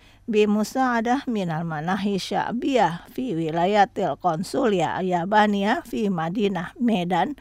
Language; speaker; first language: Arabic; non-native, fluent; Indonesian